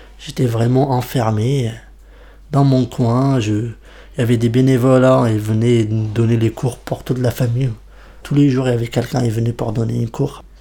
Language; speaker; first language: French; non-native, fluent; Kurdish